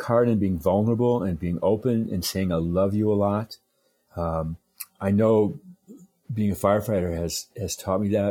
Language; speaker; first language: English; native; English